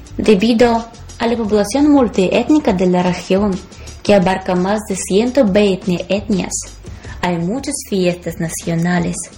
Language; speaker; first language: Spanish; non-native, fluent; Ukrainian